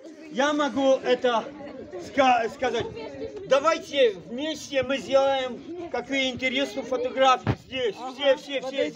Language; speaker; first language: Russian; non-native, learner; Polish